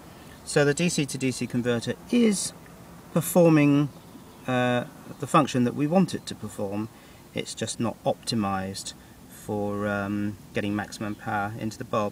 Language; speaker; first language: English; native; English